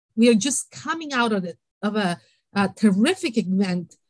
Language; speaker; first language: English; non-native, fluent; Italian